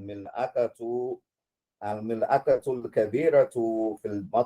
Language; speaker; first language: Arabic; non-native, learner; English